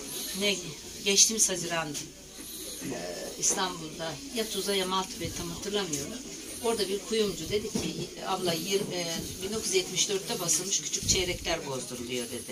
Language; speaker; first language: Turkish; native; Turkish